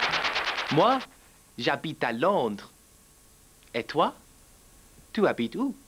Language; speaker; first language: French; non-native, fluent; English